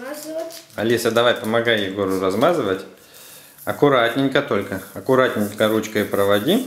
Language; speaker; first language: Russian; native; Russian